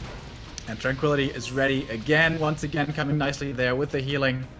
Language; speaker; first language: English; non-native, fluent; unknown